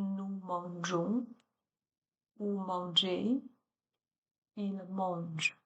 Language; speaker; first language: French; non-native, learner; Chinese